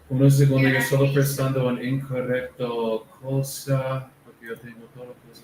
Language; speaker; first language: Spanish; non-native, learner; English